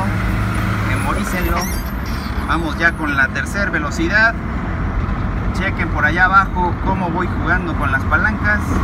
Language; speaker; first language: Spanish; native; Spanish